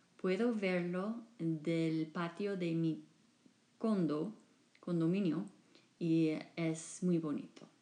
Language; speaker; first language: Spanish; non-native, fluent; English